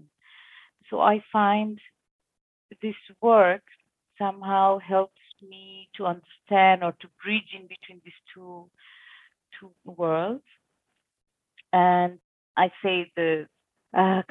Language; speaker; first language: English; non-native, local second language; Bangla